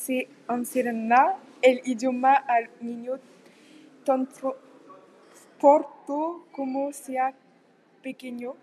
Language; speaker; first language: Spanish; non-native, learner; French